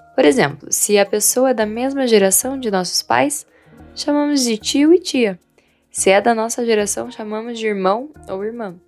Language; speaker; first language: Portuguese; non-native, fluent; Vietnamese